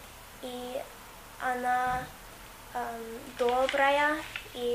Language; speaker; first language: Russian; non-native, fluent; English